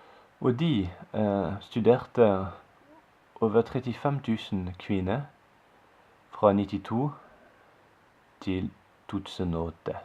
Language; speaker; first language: Norwegian; non-native, fluent; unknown